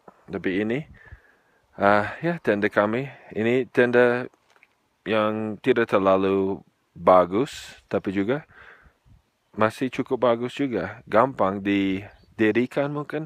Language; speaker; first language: Indonesian; non-native, fluent; English